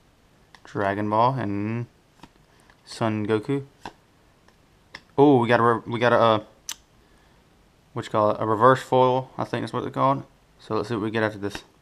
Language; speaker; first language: English; native; English